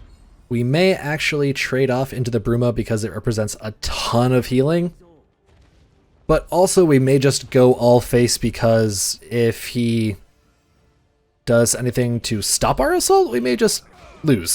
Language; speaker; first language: English; native; English